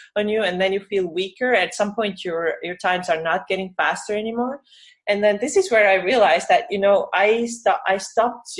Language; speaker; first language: English; non-native, fluent; Estonian